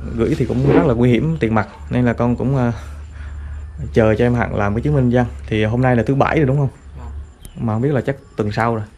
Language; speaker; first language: Vietnamese; native; Vietnamese